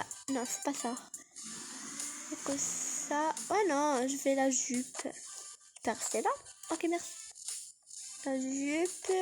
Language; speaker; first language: French; non-native, learner; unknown